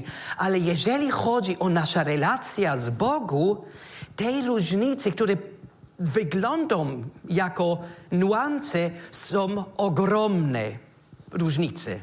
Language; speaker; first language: Polish; non-native, learner; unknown